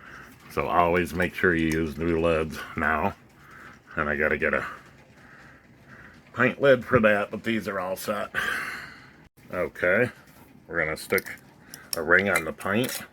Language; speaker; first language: English; native; English